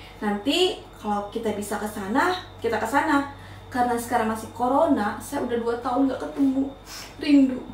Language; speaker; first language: Indonesian; native; Indonesian